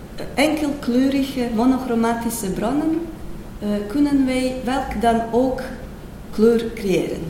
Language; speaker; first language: Dutch; non-native, fluent; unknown